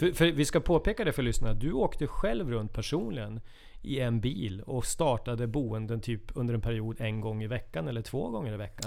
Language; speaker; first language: Swedish; native; Swedish